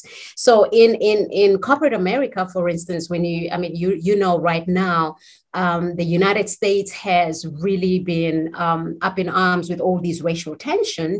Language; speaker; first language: English; non-native, local second language; Zulu